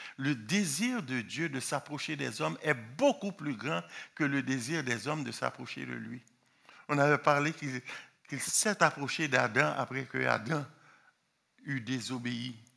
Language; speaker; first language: French; non-native, local second language; Haitian Creole